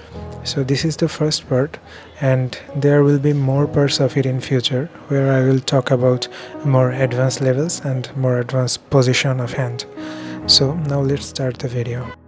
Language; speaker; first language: English; non-native, fluent; Bangla